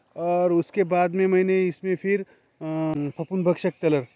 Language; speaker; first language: Hindi; non-native, local second language; Marathi